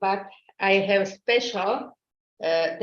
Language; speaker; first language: English; non-native, learner; Slovak